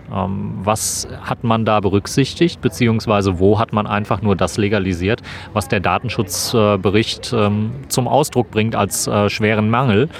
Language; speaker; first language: German; native; German